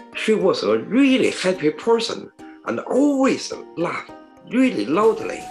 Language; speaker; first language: English; non-native, learner; Chinese